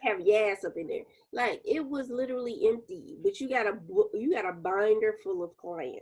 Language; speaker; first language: English; native; English